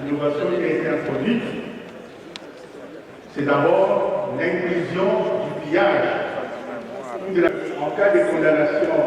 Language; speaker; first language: French; native; French